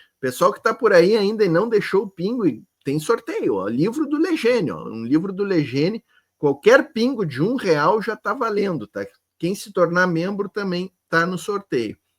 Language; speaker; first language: Portuguese; native; Portuguese